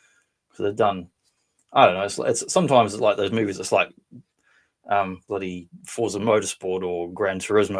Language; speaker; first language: English; native; English